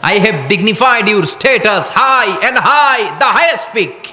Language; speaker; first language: English; non-native, local second language; Bangla